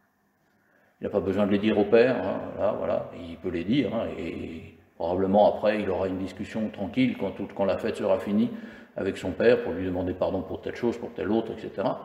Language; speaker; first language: French; native; French